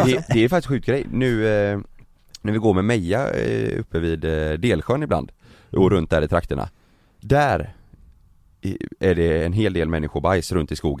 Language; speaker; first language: Swedish; native; Swedish